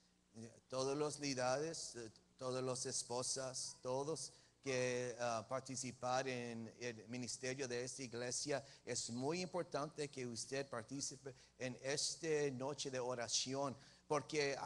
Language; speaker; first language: Spanish; early bilingual, heritage; English